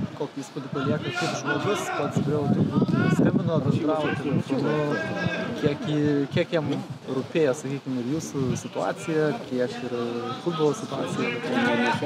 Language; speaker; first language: Lithuanian; native; Lithuanian